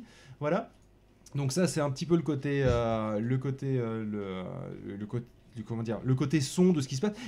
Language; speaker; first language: French; native; French